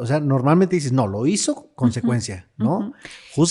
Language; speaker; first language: Spanish; native; Spanish